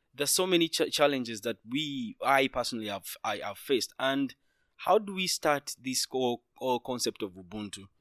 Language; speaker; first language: English; non-native, local second language; Ganda